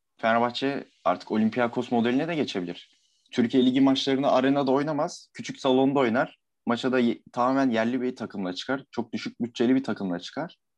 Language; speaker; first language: Turkish; native; Turkish